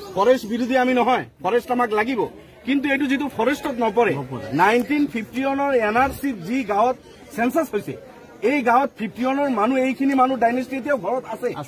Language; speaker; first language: Assamese; non-native, local second language; Bangla